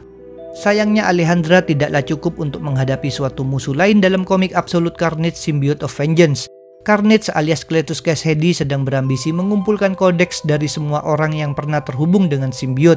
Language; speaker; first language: Indonesian; native; Indonesian